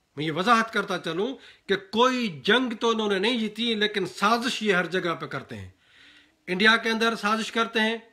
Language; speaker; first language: Urdu; non-native, local second language; Sindhi